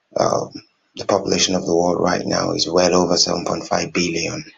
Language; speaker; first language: English; non-native, local second language; Yoruba